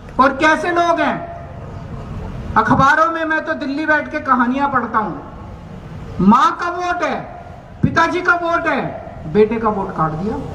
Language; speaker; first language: Hindi; native; Hindi